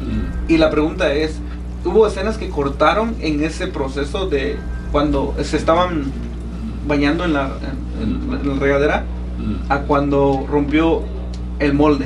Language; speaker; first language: Spanish; native; Spanish